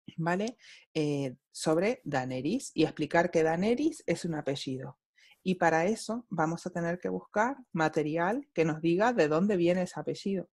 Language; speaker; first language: Spanish; native; Spanish